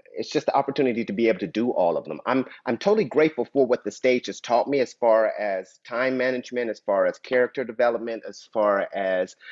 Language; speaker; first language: English; native; English